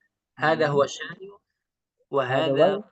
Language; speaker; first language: Arabic; non-native, learner; Indonesian